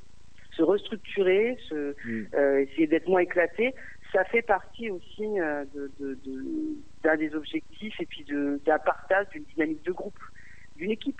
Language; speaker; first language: French; native; French